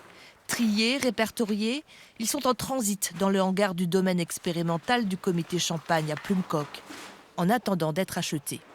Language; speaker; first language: French; native; French